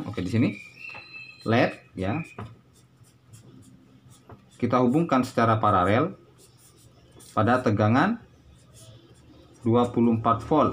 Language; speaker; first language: Indonesian; native; Indonesian